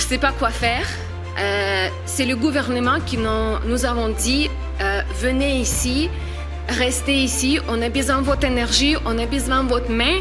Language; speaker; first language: French; non-native, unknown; Ukrainian